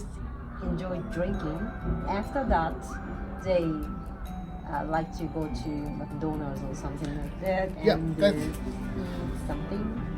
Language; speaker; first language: English; non-native, learner; Japanese